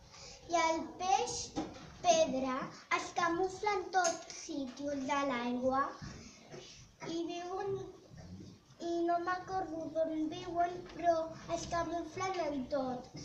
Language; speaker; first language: Catalan; non-native, local second language; Spanish